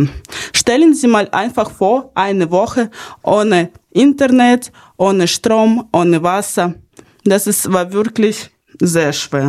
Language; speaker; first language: German; non-native, fluent; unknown